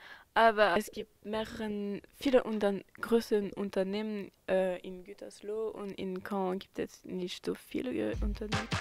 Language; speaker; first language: German; non-native, fluent; French